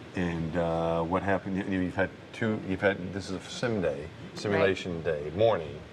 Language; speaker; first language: English; native; English